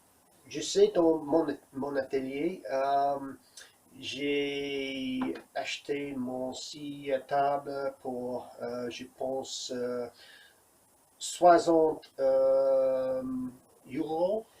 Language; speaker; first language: French; non-native, learner; English